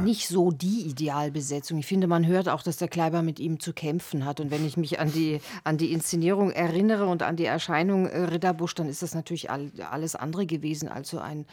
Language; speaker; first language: German; native; German